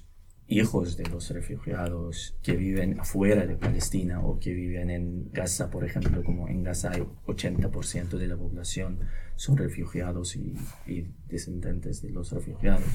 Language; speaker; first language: Spanish; non-native, local second language; Arabic